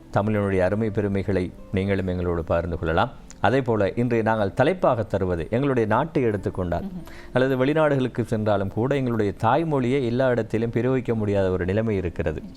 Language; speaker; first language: Tamil; native; Tamil